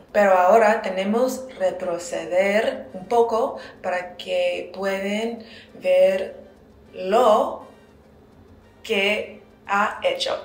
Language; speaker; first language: Spanish; non-native, learner; English